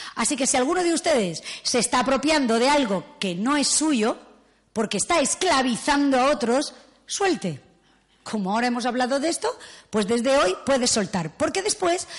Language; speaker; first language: Spanish; native; Spanish